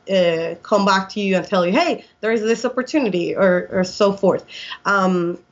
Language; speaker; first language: English; non-native, fluent; Spanish